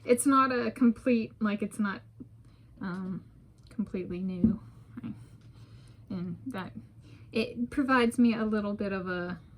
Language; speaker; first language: English; native; English